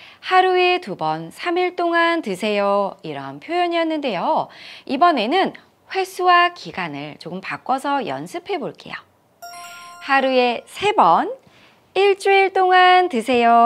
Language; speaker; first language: Korean; native; Korean